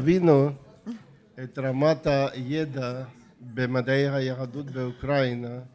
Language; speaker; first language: Hebrew; non-native, fluent; Russian